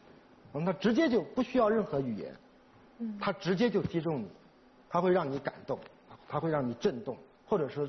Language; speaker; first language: Chinese; native; Chinese